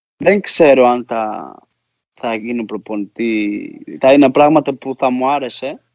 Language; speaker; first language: Greek; non-native, fluent; Portuguese